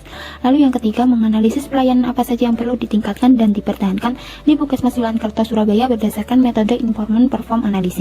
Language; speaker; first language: Indonesian; native; Indonesian